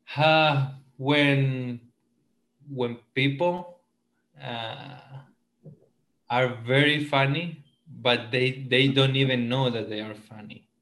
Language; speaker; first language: English; non-native, fluent; Spanish